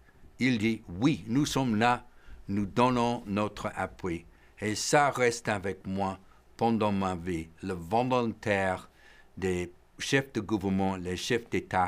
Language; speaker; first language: French; non-native, fluent; English